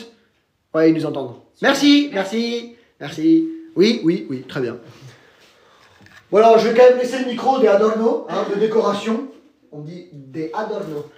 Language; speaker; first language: French; native; French